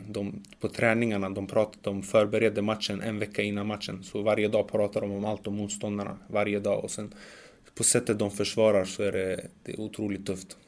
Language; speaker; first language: Swedish; early bilingual, other home language; Macedonian